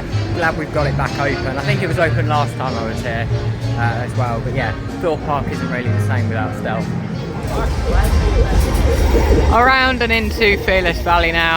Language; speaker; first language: English; native; English